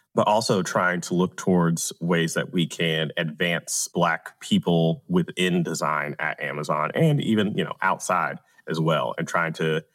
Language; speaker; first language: English; native; English